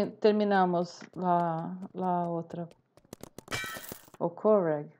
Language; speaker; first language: Spanish; non-native, learner; Portuguese